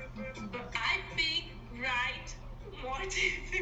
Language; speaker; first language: English; non-native, learner; Portuguese